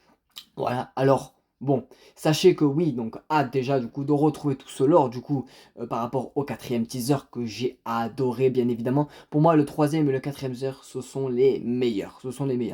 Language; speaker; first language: French; native; French